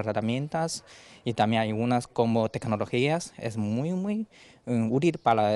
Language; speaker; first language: Spanish; non-native, learner; Chinese